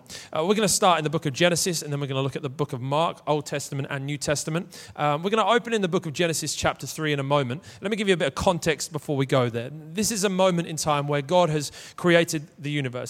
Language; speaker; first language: English; native; English